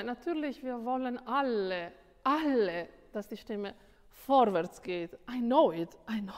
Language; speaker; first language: German; non-native, fluent; Italian